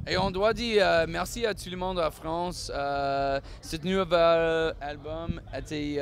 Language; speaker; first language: French; non-native, learner; English